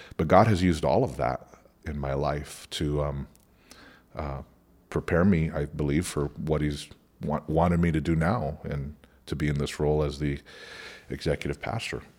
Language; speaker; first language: English; early bilingual, other home language; Spanish